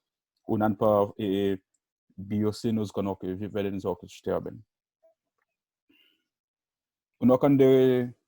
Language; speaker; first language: German; non-native, learner; Haitian Creole